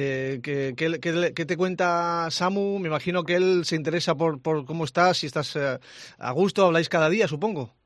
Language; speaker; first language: Spanish; native; Spanish